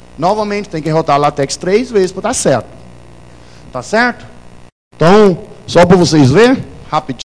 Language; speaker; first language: Portuguese; non-native, fluent; Danish